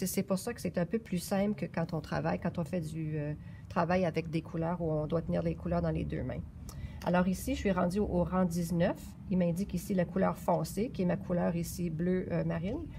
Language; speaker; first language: French; native; French